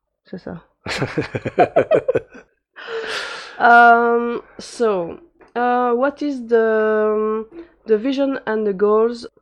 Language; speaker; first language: English; non-native, fluent; French